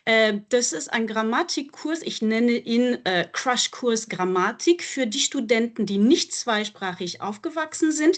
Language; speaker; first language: German; non-native, fluent; French